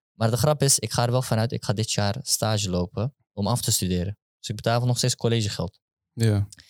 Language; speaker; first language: Dutch; early bilingual, other home language; Turkish